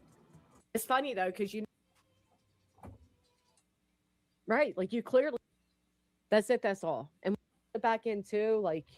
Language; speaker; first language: English; native; English